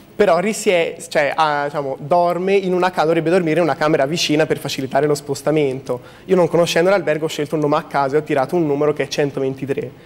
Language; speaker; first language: Italian; native; Italian